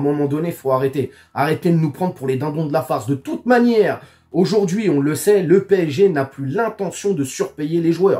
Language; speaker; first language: French; native; French